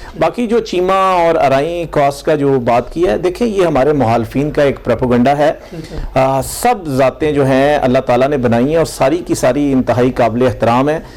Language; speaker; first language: Urdu; non-native, local second language; Punjabi